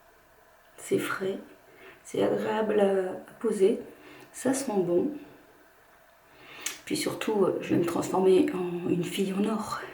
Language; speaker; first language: French; native; French